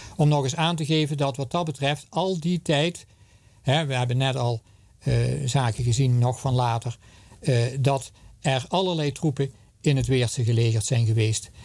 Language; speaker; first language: Dutch; native; Dutch